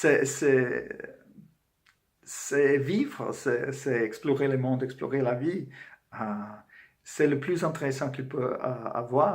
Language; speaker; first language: French; non-native, fluent; Portuguese